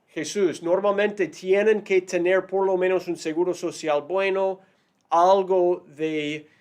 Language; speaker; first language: Spanish; non-native, fluent; English